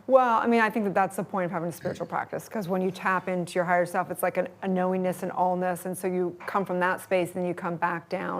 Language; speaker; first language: English; native; English